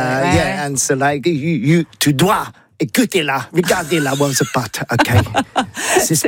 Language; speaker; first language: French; non-native, learner; English